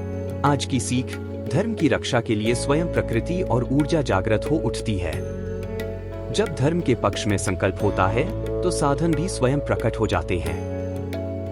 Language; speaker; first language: Hindi; native; Hindi